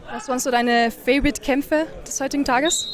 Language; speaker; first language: German; native; German